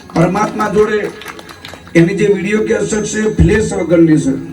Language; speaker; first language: Gujarati; native; Gujarati